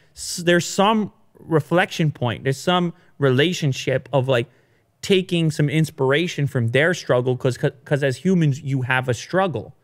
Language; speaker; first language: English; early bilingual, other home language; Italian